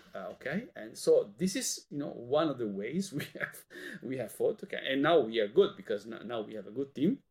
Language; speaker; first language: English; non-native, fluent; Italian